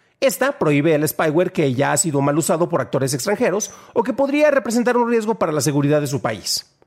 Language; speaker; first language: Spanish; native; Spanish